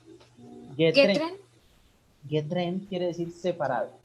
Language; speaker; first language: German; non-native, fluent; Spanish